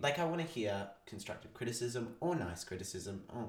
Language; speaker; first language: English; native; English